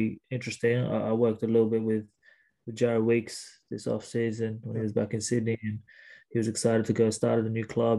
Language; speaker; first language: English; native; English